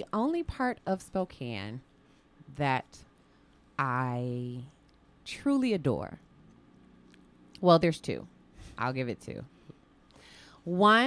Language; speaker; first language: English; native; English